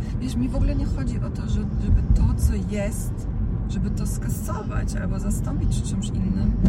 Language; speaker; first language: Polish; non-native, fluent; Croatian